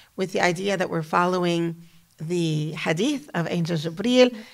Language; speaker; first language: English; native; English